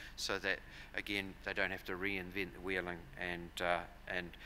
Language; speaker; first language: English; native; English